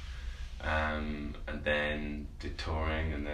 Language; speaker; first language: English; native; English